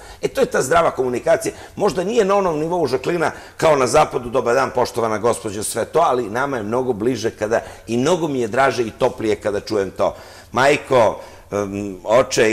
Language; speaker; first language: Serbian; native; Serbian